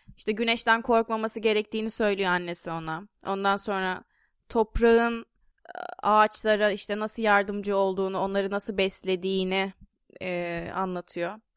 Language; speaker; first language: Turkish; native; Turkish